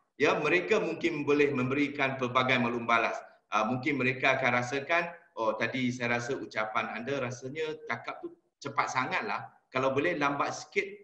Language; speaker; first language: Malay; non-native, local second language; Chinese